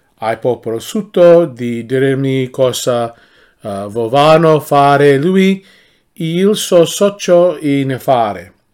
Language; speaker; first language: Italian; non-native, learner; English